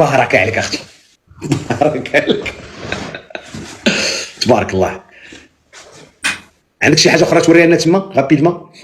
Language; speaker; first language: Arabic; native; Arabic